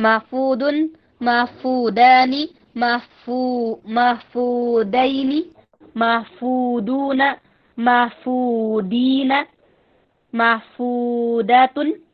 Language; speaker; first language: Arabic; non-native, learner; Indonesian